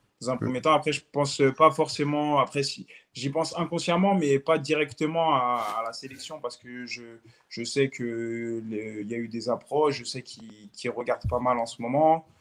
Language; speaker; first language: French; native; French